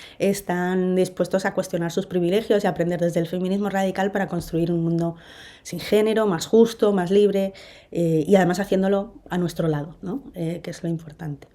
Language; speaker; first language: Spanish; native; Spanish